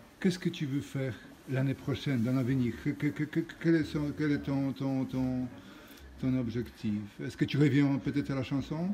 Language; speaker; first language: French; non-native, fluent; Polish